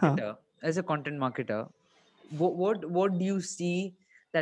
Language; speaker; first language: English; non-native, local second language; Hindi